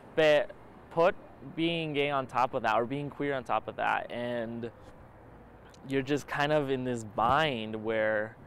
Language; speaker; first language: English; early bilingual, other home language; Spanish